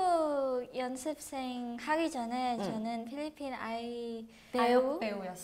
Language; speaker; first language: Korean; non-native, learner; Filipino